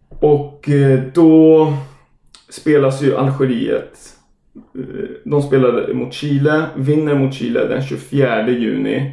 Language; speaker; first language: Swedish; non-native, fluent; German